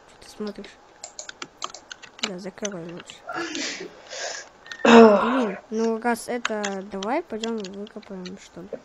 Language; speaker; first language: Russian; native; Russian